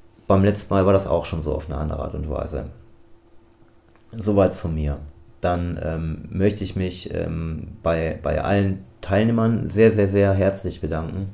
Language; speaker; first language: German; native; German